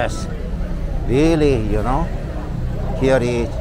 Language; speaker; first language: English; non-native, learner; Korean